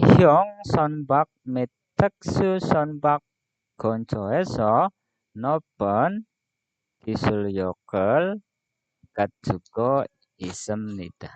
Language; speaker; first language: Korean; non-native, fluent; Indonesian